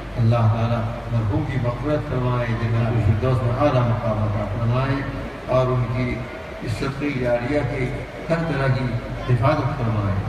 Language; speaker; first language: Urdu; native; Urdu